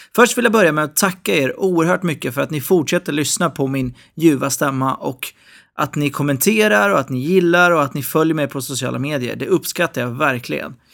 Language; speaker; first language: Swedish; early bilingual, other home language; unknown